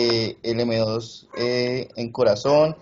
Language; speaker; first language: Spanish; native; Spanish